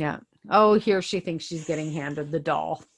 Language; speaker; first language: English; native; English